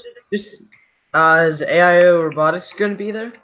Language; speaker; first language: English; native; English